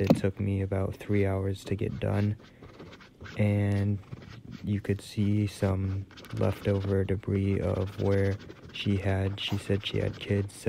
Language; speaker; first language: English; native; English